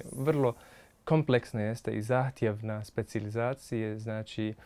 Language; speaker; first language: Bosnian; non-native, fluent; Arabic